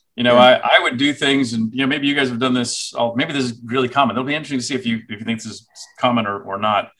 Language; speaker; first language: English; native; English